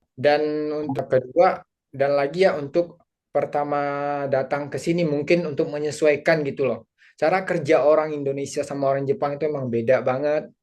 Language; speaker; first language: Indonesian; native; Indonesian